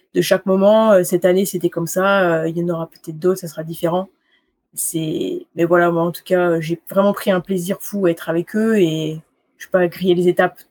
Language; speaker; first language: French; native; French